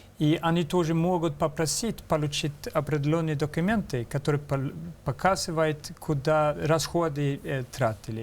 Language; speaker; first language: Russian; non-native, fluent; Swedish